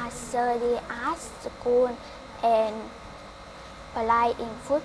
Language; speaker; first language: English; non-native, learner; Vietnamese